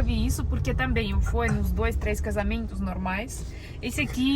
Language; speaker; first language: Portuguese; non-native, learner; Russian